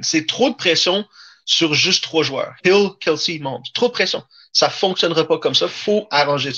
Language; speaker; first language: French; native; French